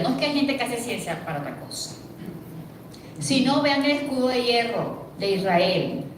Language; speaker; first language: Spanish; native; Spanish